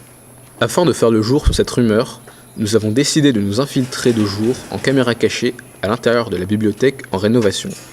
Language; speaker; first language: French; native; French